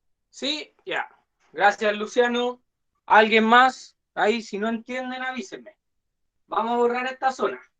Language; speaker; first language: Spanish; native; Spanish